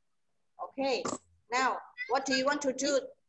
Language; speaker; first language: English; non-native, fluent; Indonesian